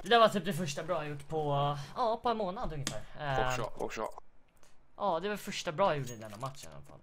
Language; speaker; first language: Swedish; native; Swedish